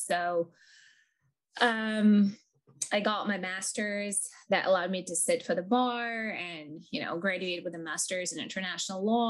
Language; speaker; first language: English; non-native, fluent; Ukrainian